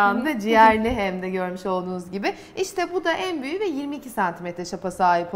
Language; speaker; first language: Turkish; native; Turkish